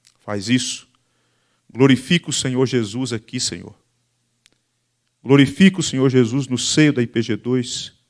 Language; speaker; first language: Portuguese; native; Portuguese